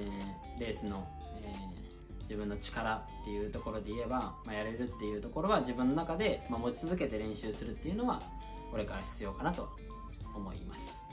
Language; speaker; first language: Japanese; native; Japanese